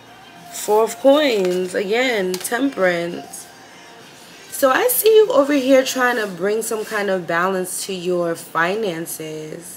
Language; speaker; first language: English; native; English